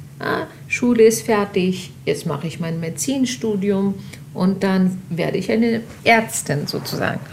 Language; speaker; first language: German; non-native, fluent; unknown